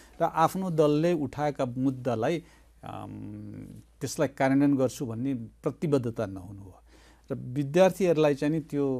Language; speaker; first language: Nepali; native; Nepali